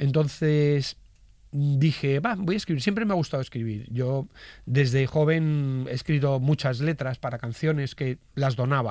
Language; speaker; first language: Spanish; native; Spanish